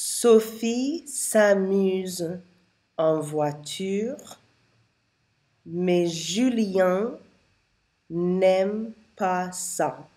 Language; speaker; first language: French; non-native, fluent; English